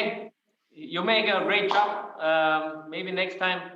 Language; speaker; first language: English; non-native, fluent; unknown